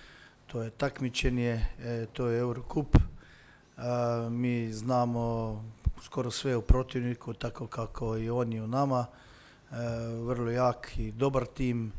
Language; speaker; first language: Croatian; non-native, fluent; Slovenian